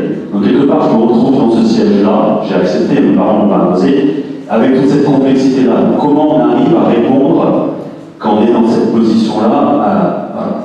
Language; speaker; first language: French; native; French